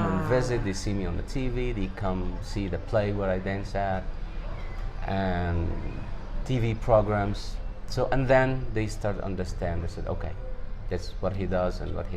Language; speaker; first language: English; non-native, fluent; Arabic